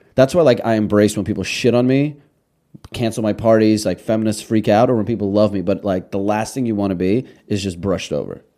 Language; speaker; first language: English; early bilingual, other home language; Russian